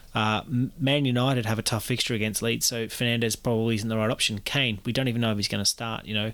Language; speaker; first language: English; native; English